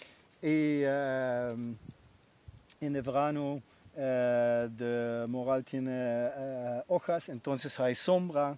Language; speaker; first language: Spanish; non-native, learner; Dutch